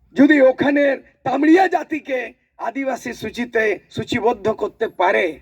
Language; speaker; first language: Bangla; non-native, local second language; Santali